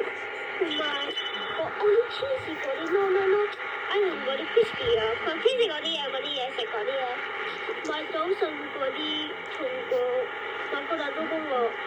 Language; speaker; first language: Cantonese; early bilingual, heritage; Cantonese